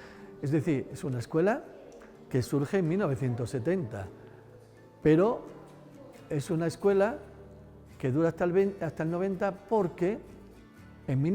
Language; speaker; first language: Spanish; native; Spanish